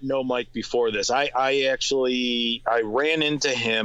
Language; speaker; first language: English; native; English